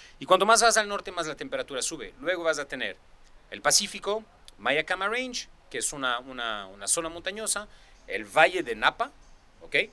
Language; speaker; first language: Spanish; non-native, fluent; French